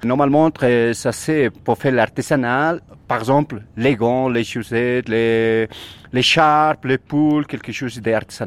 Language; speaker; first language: French; non-native, learner; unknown